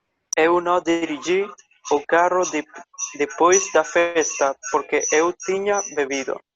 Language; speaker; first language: Portuguese; non-native, learner; Spanish